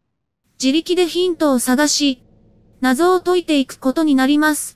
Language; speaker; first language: Japanese; native; Japanese